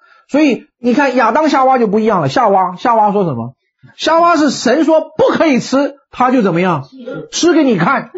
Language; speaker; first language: Chinese; native; Chinese